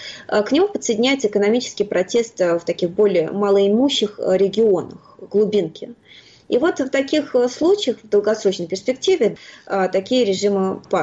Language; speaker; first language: Russian; native; Russian